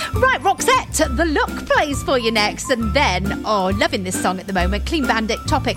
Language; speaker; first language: English; native; English